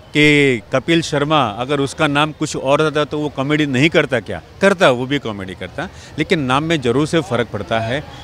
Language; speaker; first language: Hindi; non-native, local second language; Gujarati